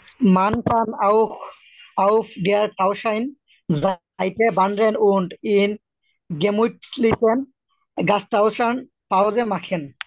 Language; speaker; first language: German; non-native, learner; Bangla